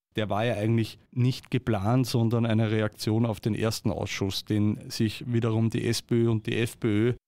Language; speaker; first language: German; native; German